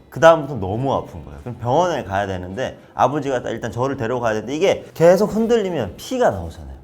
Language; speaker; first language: Korean; native; Korean